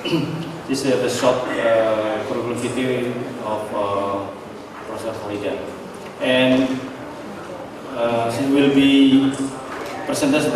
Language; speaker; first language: English; non-native, learner; Indonesian